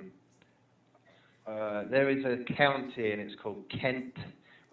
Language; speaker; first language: English; non-native, fluent; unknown